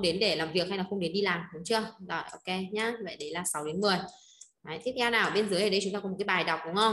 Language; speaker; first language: Vietnamese; native; Vietnamese